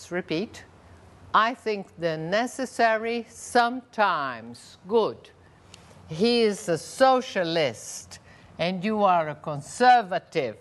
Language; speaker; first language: English; non-native, fluent; Portuguese